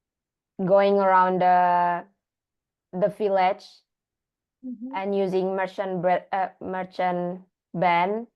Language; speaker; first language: English; non-native, learner; Indonesian